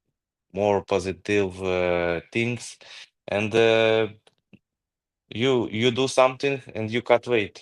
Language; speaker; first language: English; non-native, learner; Ukrainian